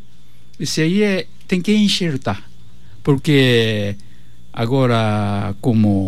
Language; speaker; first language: Portuguese; non-native, learner; Japanese